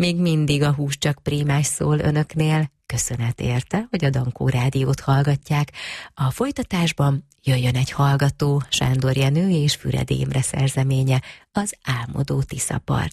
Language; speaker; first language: Hungarian; native; Hungarian